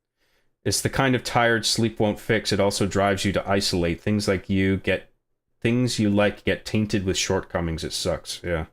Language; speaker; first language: English; native; English